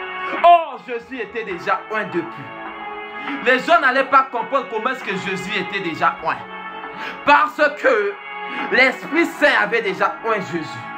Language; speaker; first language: French; non-native, local second language; Swahili